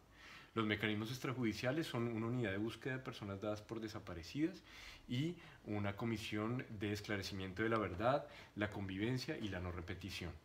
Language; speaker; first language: Spanish; native; Spanish